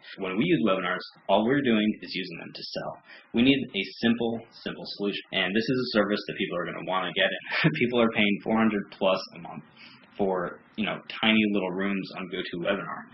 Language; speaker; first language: English; native; English